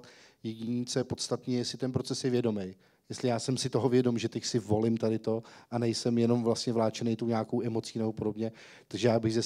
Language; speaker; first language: Czech; native; Czech